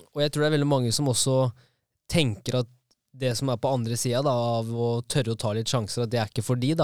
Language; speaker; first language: Norwegian; native; Norwegian